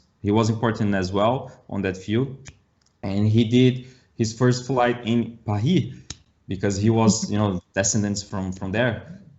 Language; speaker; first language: English; non-native, learner; Portuguese